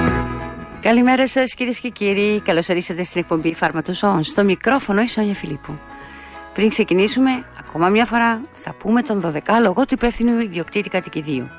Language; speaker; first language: Greek; native; Greek